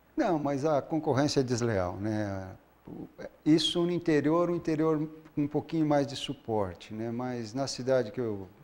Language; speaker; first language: Portuguese; native; Portuguese